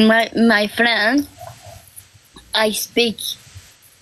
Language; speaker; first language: English; non-native, learner; Albanian